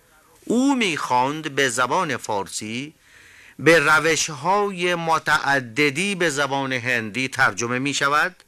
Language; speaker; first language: Persian; non-native, fluent; Hindi